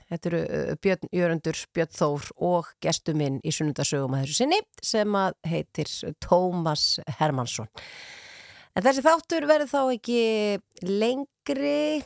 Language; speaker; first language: Icelandic; native; Icelandic